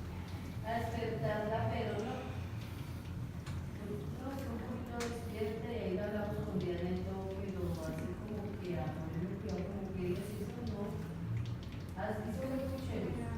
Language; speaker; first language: Spanish; native; Spanish